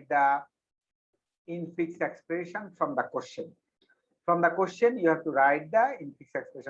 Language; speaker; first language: English; non-native, local second language; Bangla